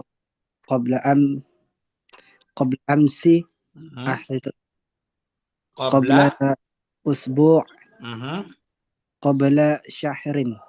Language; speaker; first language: Arabic; non-native, learner; Indonesian